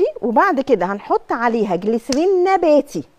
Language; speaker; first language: Arabic; native; Arabic